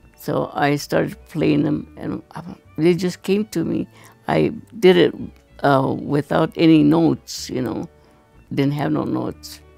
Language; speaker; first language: English; early bilingual, other home language; Spanish